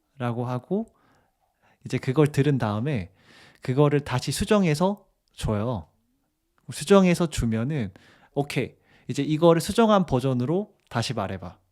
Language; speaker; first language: Korean; native; Korean